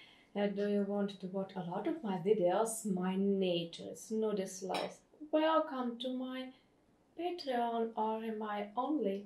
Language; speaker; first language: English; non-native, learner; Russian